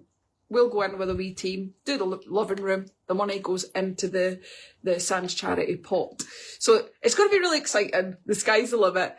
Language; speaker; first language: English; native; English